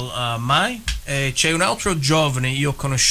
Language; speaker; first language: Italian; early bilingual, heritage; English